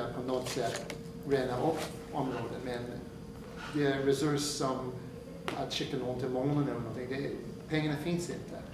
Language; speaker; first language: Swedish; non-native, fluent; English